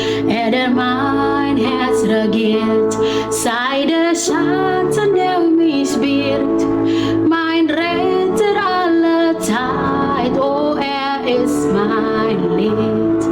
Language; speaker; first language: German; non-native, learner; Indonesian